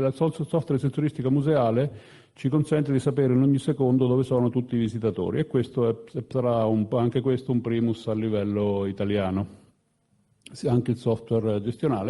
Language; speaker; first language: Italian; native; Italian